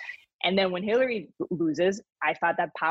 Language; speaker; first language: English; non-native, fluent; Spanish